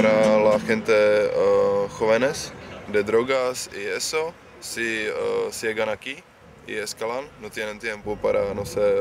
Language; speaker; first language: Spanish; non-native, learner; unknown